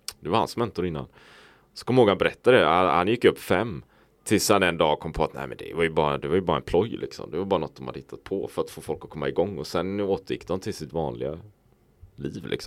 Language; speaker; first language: Swedish; native; Swedish